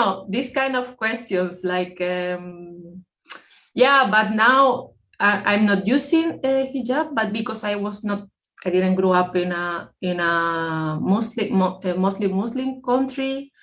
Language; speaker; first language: English; non-native, fluent; Spanish